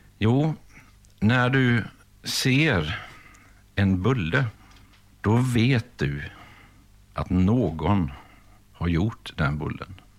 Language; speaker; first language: Swedish; native; Swedish